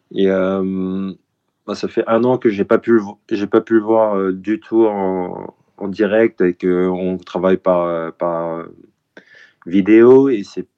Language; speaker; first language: French; early bilingual, other home language; Korean